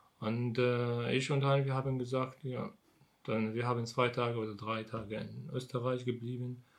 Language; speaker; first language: German; non-native, learner; Arabic